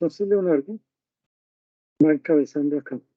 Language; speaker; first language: Spanish; native; Spanish